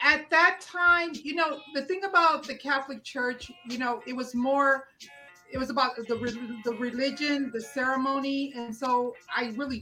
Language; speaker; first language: English; native; English